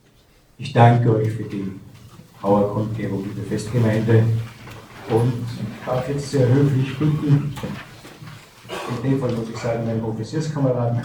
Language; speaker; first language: German; native; German